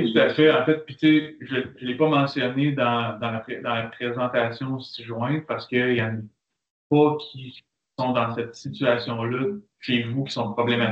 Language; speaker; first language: French; native; French